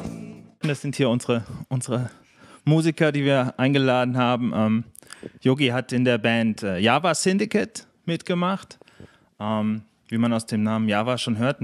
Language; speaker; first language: German; native; German